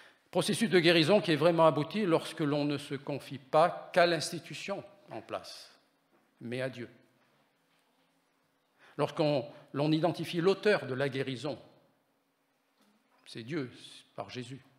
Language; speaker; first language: French; native; French